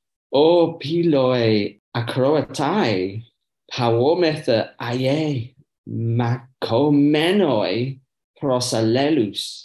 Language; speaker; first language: Greek; non-native, learner; English